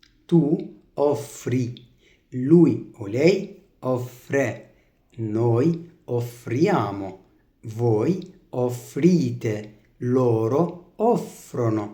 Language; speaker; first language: Italian; non-native, fluent; Arabic